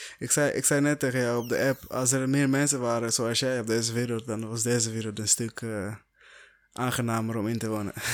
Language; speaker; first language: Dutch; non-native, fluent; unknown